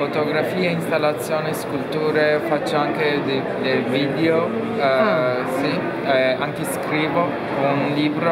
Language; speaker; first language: Italian; non-native, fluent; Turkish